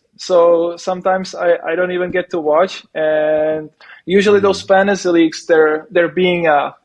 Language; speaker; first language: English; non-native, fluent; Czech